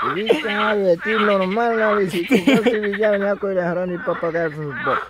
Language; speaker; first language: Bulgarian; non-native, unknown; Spanish